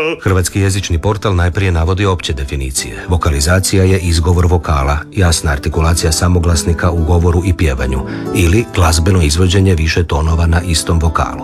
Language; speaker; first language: Serbian; native; Serbian